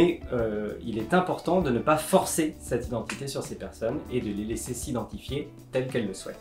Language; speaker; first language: French; native; French